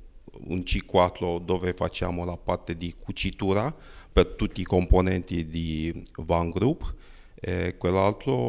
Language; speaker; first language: Italian; non-native, learner; Romanian